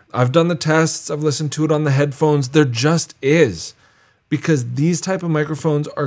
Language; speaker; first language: English; native; English